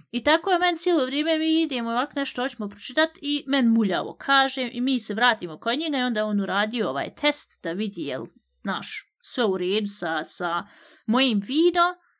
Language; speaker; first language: Bosnian; early bilingual, heritage; Bosnian